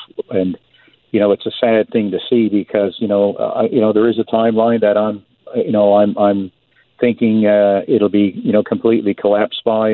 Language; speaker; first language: English; native; English